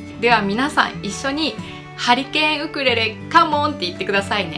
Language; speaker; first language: Japanese; native; Japanese